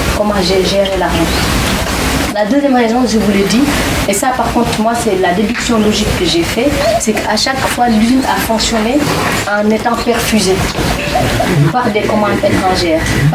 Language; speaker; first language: French; non-native, local second language; Wolof